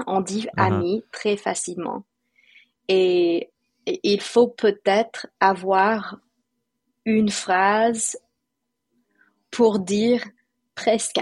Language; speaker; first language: French; non-native, fluent; English